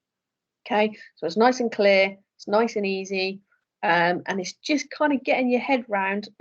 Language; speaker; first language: English; native; English